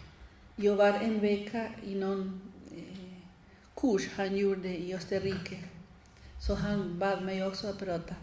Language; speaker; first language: Swedish; non-native, fluent; Spanish